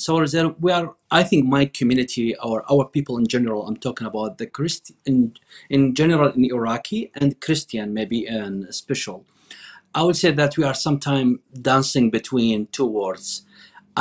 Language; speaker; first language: English; non-native, fluent; Arabic